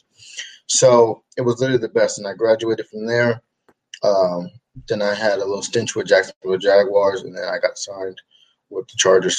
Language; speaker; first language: English; native; English